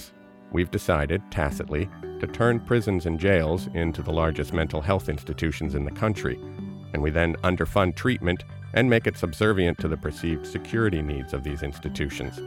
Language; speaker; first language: English; native; English